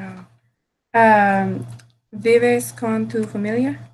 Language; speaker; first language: Spanish; non-native, learner; English